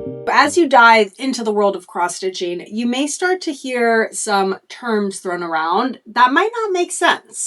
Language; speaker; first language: English; native; English